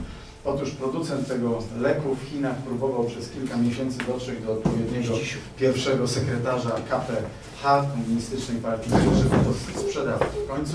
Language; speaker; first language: Polish; native; Polish